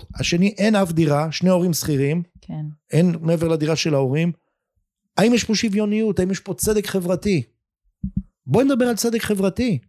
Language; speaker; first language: Hebrew; native; Hebrew